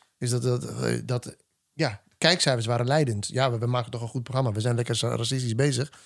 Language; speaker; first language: Dutch; native; Dutch